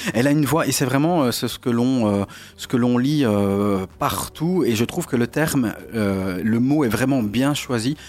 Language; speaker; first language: French; native; French